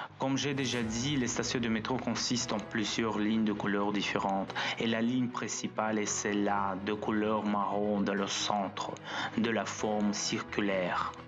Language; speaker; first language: French; non-native, fluent; Russian